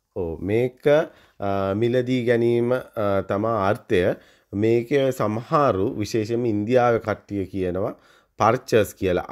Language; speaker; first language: Sinhala; native; Sinhala